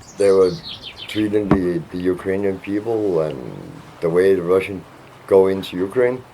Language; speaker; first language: English; non-native, fluent; Danish